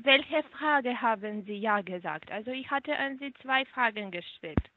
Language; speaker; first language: German; non-native, learner; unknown